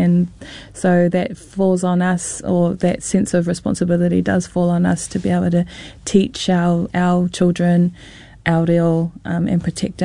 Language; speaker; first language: English; non-native, local second language; Māori